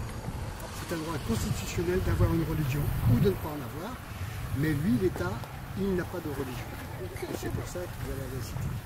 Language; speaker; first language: French; native; French